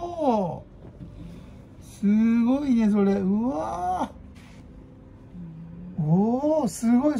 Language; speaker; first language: Japanese; native; Japanese